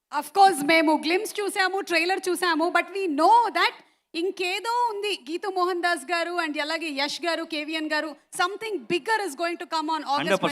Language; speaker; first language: Telugu; native; Telugu